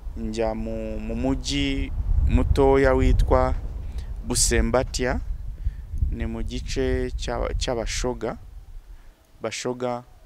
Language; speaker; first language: Kinyarwanda; early bilingual, heritage; Kinyarwanda